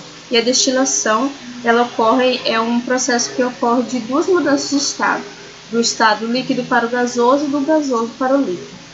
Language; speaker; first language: Portuguese; native; Portuguese